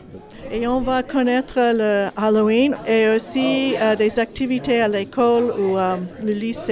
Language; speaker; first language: French; non-native, fluent; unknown